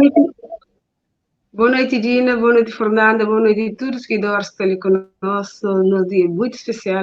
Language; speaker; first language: Portuguese; non-native, local second language; Kabuverdianu